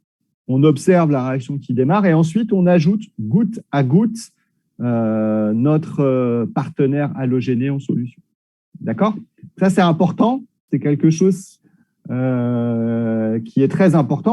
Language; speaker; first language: French; native; French